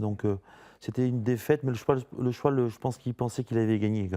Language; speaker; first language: French; native; French